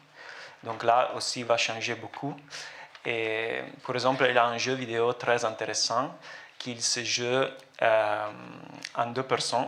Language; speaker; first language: French; non-native, fluent; Italian